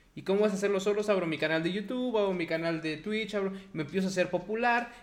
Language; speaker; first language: Spanish; native; Spanish